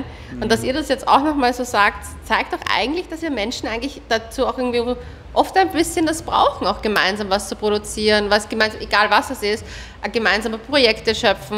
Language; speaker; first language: German; native; German